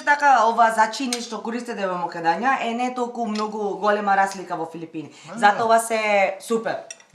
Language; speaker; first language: Macedonian; non-native, learner; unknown